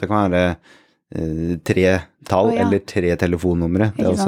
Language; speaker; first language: Norwegian; native; Norwegian